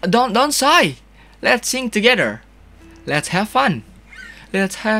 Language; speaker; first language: English; non-native, learner; Indonesian